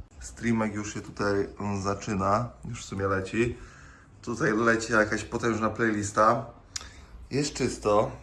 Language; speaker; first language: Polish; native; Polish